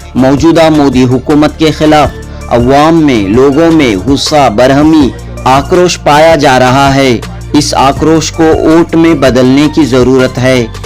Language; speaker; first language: Hindi; non-native, local second language; Urdu